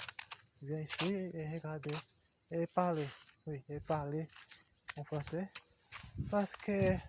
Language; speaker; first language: French; non-native, learner; Portuguese